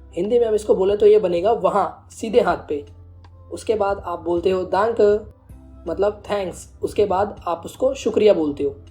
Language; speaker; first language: Hindi; native; Hindi